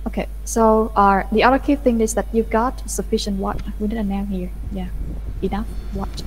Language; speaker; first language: English; non-native, fluent; Vietnamese